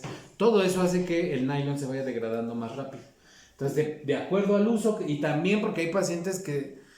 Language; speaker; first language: Spanish; native; Spanish